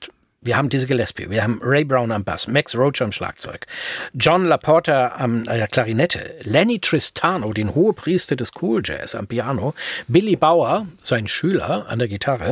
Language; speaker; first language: German; native; German